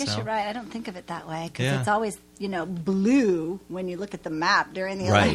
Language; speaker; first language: English; native; English